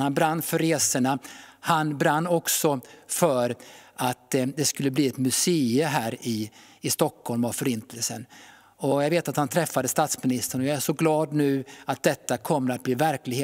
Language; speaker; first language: Swedish; native; Swedish